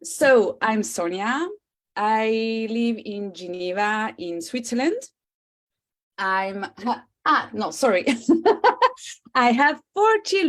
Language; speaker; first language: English; non-native, learner; French